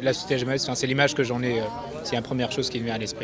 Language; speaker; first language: French; native; French